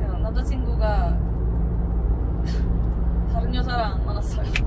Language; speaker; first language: Korean; non-native, learner; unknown